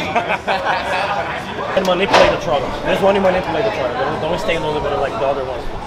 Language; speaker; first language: English; non-native, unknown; Portuguese